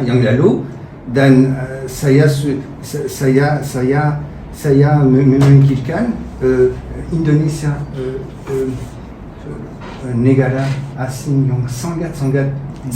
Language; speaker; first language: Indonesian; non-native, learner; French